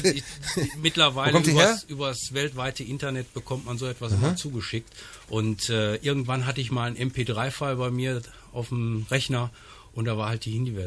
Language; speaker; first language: German; native; German